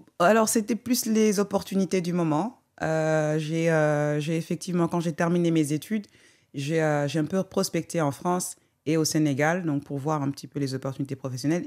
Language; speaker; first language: French; non-native, local second language; Wolof